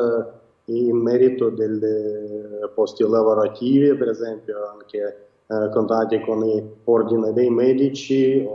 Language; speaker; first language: Italian; non-native, fluent; Ukrainian